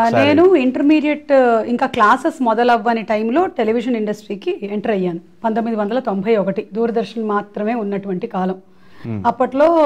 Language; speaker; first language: Telugu; non-native, local second language; Malayalam